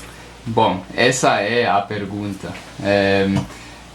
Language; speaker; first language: Portuguese; non-native, learner; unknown